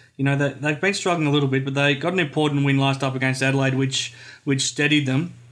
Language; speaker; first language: English; native; English